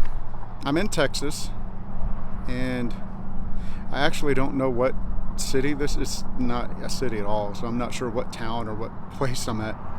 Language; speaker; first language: English; native; English